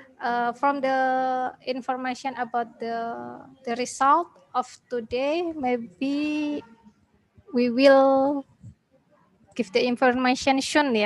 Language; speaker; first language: English; non-native, learner; Indonesian